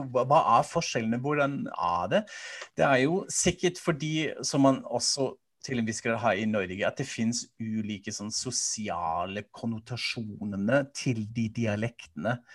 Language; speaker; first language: Norwegian; non-native, fluent; German